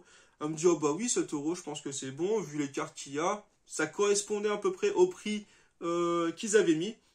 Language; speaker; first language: French; native; French